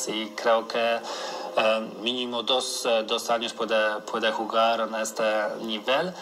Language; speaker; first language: Spanish; non-native, learner; Polish